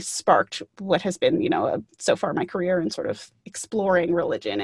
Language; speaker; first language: English; native; English